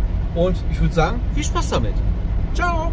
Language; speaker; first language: German; native; German